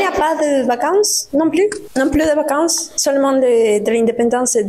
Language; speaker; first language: French; non-native, learner; Spanish